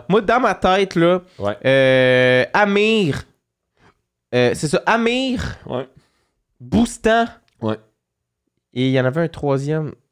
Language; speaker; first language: French; native; French